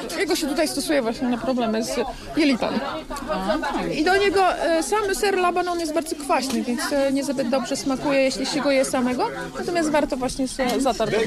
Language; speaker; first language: Polish; native; Polish